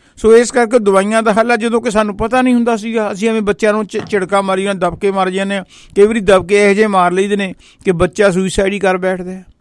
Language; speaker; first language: Punjabi; native; Punjabi